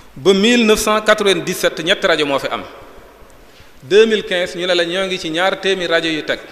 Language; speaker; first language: Wolof; native; Wolof